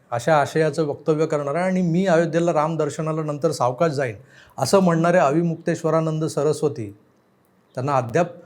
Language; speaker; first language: Marathi; native; Marathi